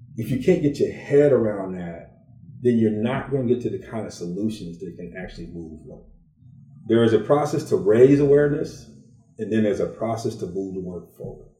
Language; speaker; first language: English; native; English